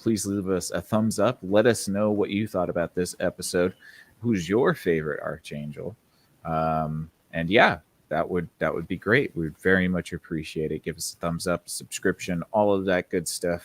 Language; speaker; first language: English; native; English